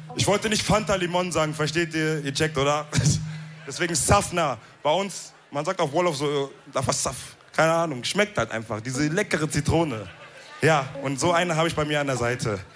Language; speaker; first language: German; early bilingual, other home language; Wolof